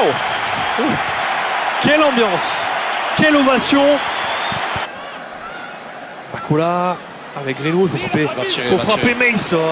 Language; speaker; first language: French; native; French